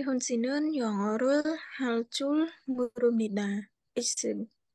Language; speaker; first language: Korean; non-native, learner; Khmer